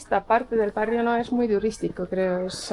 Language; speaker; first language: Spanish; non-native, fluent; Portuguese